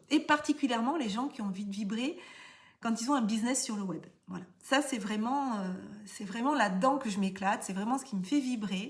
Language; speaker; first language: French; native; French